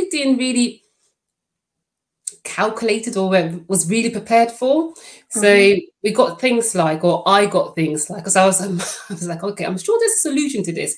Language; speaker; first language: English; non-native, fluent; Dutch